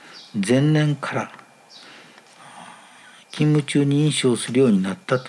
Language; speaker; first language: Japanese; native; Japanese